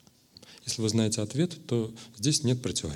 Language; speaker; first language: Russian; native; Russian